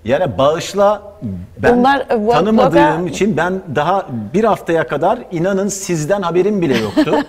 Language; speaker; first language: Turkish; native; Turkish